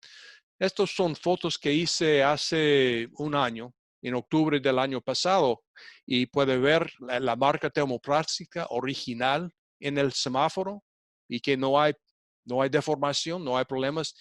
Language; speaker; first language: Spanish; non-native, fluent; English